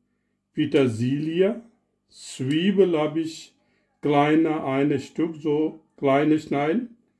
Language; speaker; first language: German; non-native, learner; Urdu